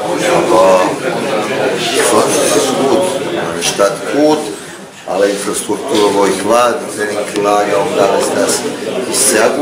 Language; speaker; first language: German; non-native, learner; Croatian